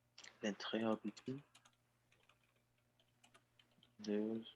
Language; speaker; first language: French; non-native, learner; Spanish